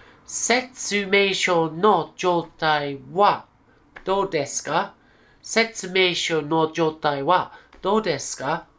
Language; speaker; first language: Japanese; non-native, learner; English